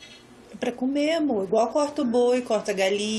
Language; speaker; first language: Portuguese; native; Portuguese